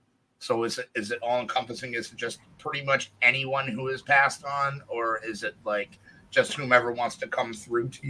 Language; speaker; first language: English; native; English